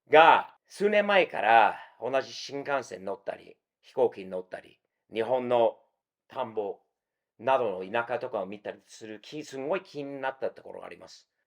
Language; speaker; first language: Japanese; non-native, fluent; English